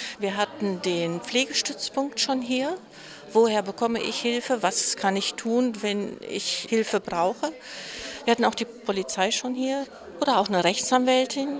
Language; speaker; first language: German; native; German